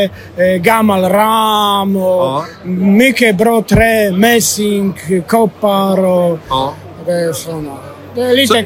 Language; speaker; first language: Swedish; non-native, learner; Polish